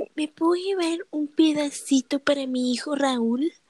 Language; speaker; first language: Spanish; early bilingual, heritage; Spanish